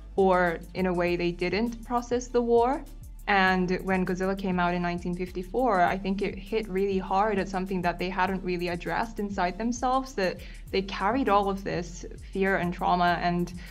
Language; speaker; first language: English; non-native, fluent; Japanese